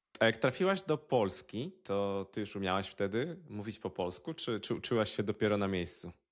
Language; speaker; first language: Polish; native; Polish